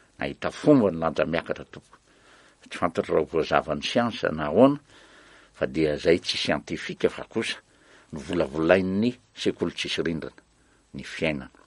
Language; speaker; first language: Malagasy; native; Malagasy